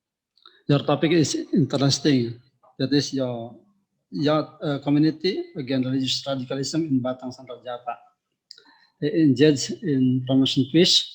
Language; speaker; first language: English; non-native, local second language; Indonesian